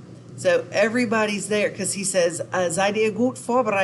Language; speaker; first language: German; non-native, fluent; English